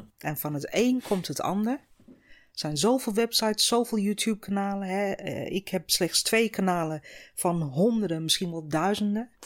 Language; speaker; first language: Dutch; non-native, fluent; English